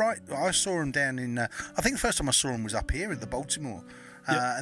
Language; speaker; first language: English; native; English